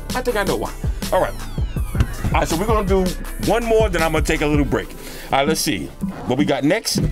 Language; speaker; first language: English; native; English